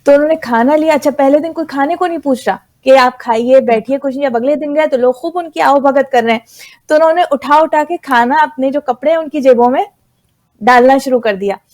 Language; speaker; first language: Urdu; native; Urdu